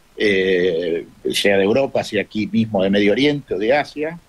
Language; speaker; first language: Spanish; native; Spanish